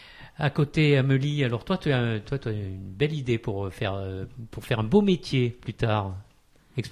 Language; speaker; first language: French; native; French